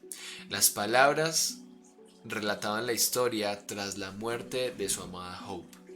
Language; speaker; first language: Spanish; native; Spanish